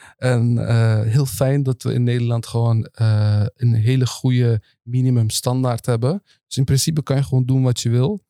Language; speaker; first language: Dutch; early bilingual, other home language; Turkish